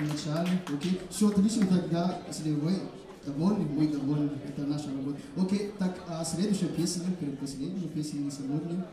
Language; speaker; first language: Russian; non-native, fluent; Malagasy